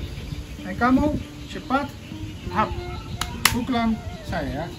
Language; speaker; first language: Indonesian; non-native, learner; Dutch